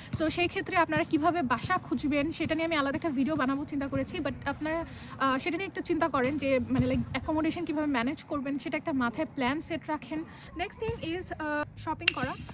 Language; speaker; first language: Bangla; native; Bangla